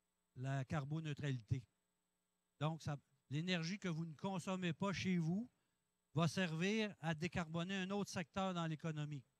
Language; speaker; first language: French; native; French